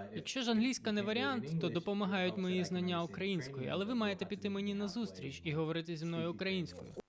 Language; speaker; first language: Ukrainian; non-native, fluent; English